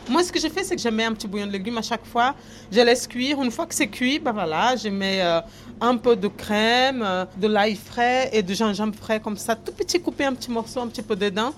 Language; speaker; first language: French; non-native, fluent; Portuguese